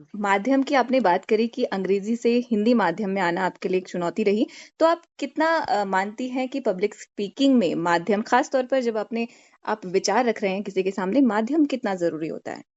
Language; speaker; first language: Hindi; native; Hindi